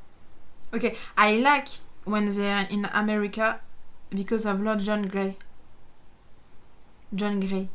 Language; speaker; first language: English; non-native, learner; French